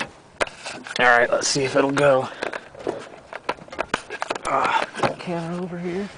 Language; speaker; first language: English; native; English